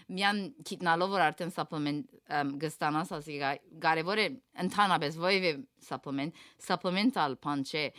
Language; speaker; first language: Armenian; early bilingual, heritage; Armenian